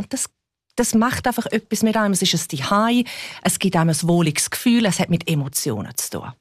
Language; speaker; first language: German; non-native, local second language; Romansh